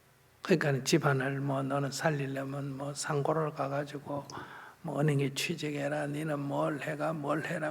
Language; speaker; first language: Korean; native; Korean